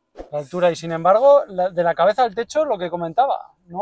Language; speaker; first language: Spanish; native; Spanish